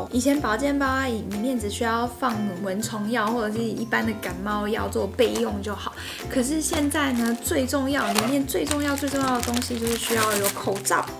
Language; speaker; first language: Chinese; native; Chinese